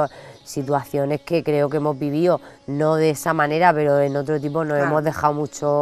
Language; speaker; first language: Spanish; native; Spanish